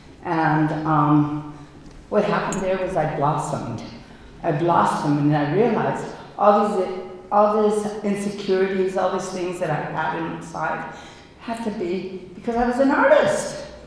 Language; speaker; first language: English; native; English